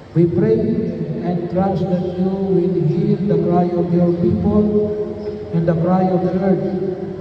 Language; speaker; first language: English; non-native, local second language; Filipino